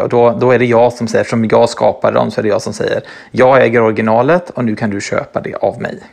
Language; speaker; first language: Swedish; native; Swedish